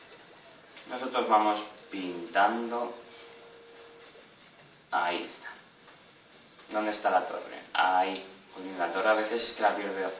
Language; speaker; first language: Spanish; native; Spanish